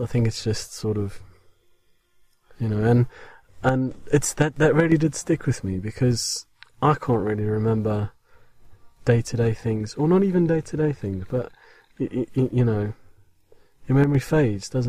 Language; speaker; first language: English; native; English